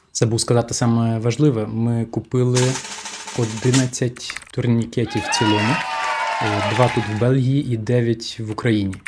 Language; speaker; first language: Ukrainian; native; Ukrainian